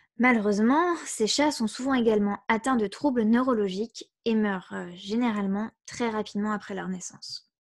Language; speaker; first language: French; native; French